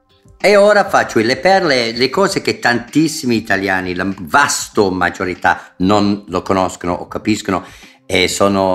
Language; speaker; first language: Italian; non-native, fluent; English